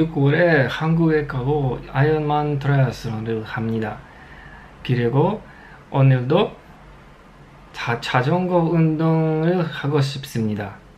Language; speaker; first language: Korean; non-native, learner; Polish